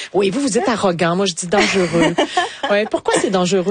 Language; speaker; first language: French; native; French